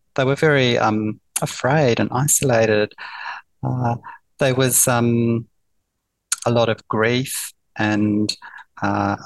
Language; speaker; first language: English; native; English